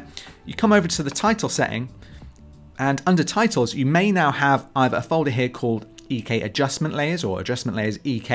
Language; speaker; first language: English; native; English